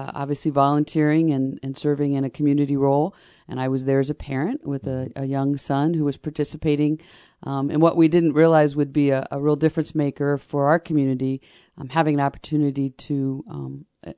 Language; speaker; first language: English; native; English